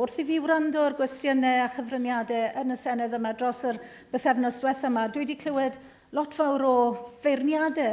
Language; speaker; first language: Welsh; native; Welsh